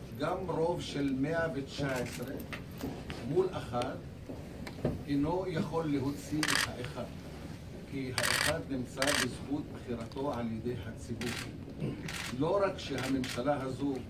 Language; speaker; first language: Hebrew; non-native, local second language; Arabic